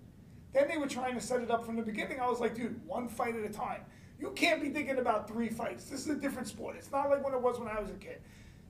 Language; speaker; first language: English; native; English